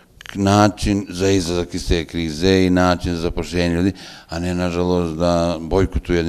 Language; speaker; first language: Croatian; native; Croatian